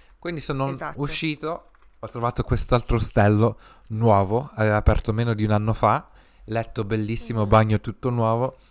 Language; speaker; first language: Italian; early bilingual, other home language; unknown